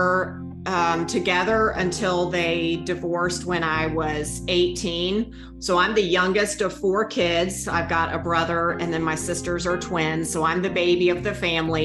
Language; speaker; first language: English; native; English